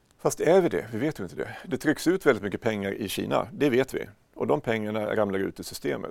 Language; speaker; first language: Swedish; native; Swedish